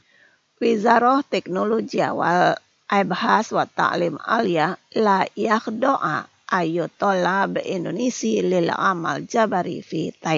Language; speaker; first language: Arabic; non-native, fluent; Indonesian